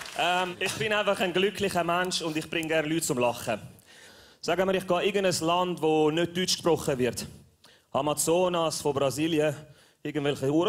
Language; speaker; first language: German; early bilingual, other home language; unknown